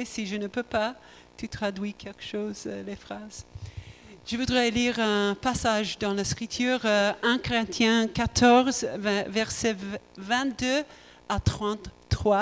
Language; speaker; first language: French; non-native, learner; English